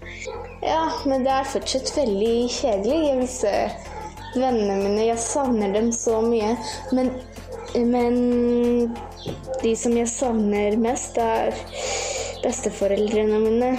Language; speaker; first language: Norwegian; early bilingual, heritage; Greek